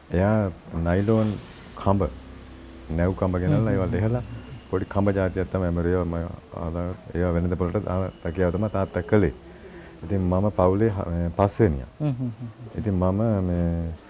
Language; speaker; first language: Sinhala; native; Sinhala